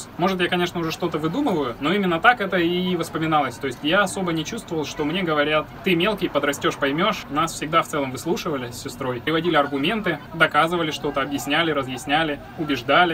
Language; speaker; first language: Russian; native; Russian